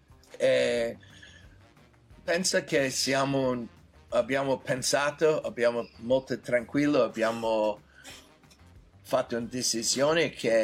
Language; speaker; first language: Italian; non-native, learner; English